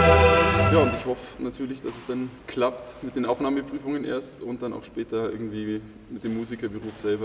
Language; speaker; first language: German; native; German